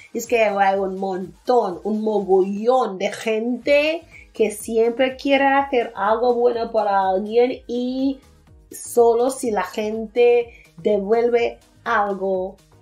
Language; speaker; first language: Spanish; non-native, fluent; English